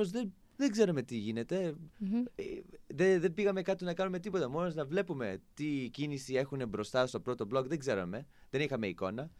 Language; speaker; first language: Greek; non-native, fluent; English